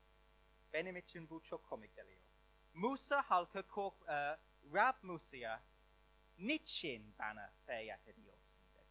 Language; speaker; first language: Turkish; non-native, learner; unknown